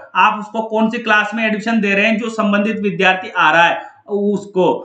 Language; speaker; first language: Hindi; native; Hindi